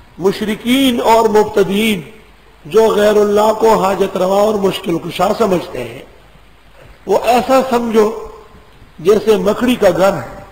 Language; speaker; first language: Urdu; non-native, local second language; Pashto